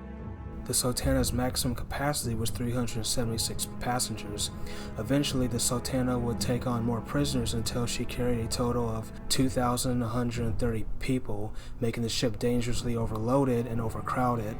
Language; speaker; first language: English; native; English